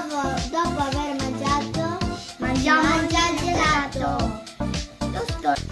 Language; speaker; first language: Italian; early bilingual, other home language; Filipino